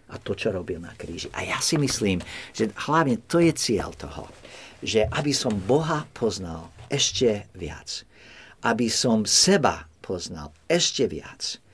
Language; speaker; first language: Slovak; non-native, fluent; English